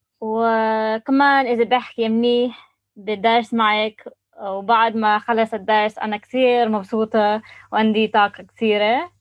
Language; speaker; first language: Arabic; non-native, learner; English